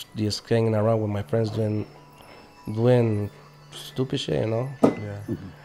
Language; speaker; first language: English; native; English